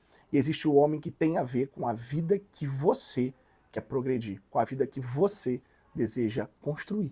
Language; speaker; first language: Portuguese; native; Portuguese